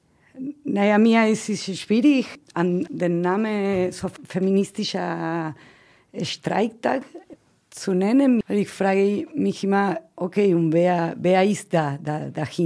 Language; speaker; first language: German; non-native, fluent; Spanish